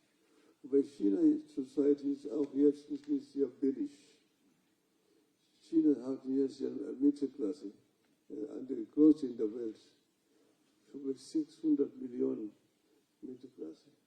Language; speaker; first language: German; non-native, fluent; Luo (Kenya and Tanzania)